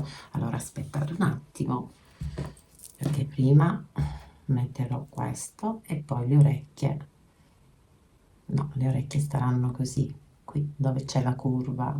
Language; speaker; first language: Italian; native; Italian